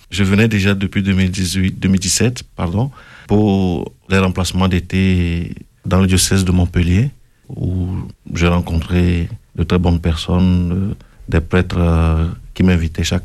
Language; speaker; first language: French; non-native, local second language; Ewe